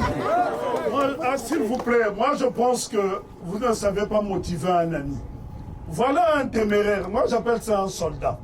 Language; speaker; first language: French; non-native, local second language; Kongo